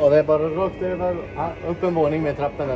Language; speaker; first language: Swedish; native; Swedish